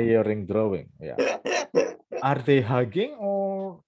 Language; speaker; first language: English; non-native, fluent; Indonesian